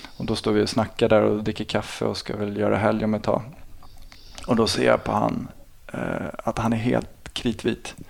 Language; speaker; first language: Swedish; native; Swedish